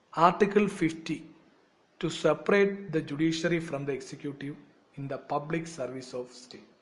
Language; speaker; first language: English; non-native, local second language; Malayalam